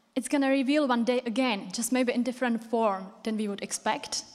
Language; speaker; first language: English; non-native, fluent; Czech